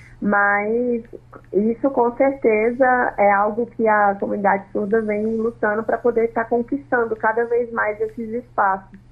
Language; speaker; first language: Portuguese; non-native, local second language; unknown